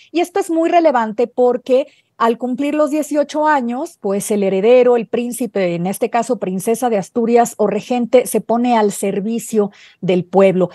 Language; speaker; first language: Spanish; native; Spanish